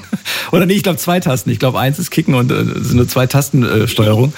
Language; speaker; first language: German; native; German